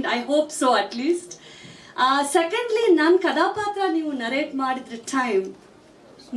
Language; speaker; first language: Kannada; non-native, fluent; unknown